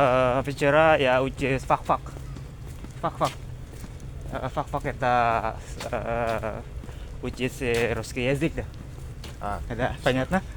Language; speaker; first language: Russian; non-native, learner; Indonesian